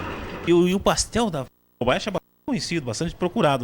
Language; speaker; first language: Portuguese; native; Portuguese